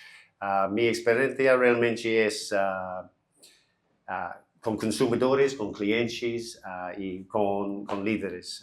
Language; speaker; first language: Portuguese; non-native, learner; English